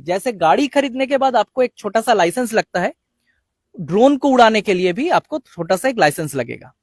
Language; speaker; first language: Hindi; non-native, local second language; Bangla